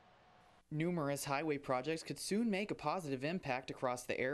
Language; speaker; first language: English; native; English